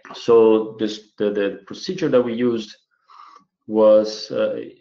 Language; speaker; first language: English; non-native, fluent; Portuguese